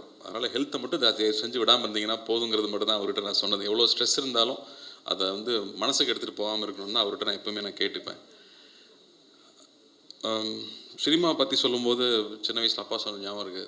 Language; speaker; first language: Tamil; native; Tamil